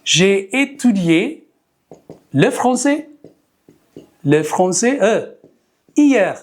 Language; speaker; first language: French; non-native, fluent; Amharic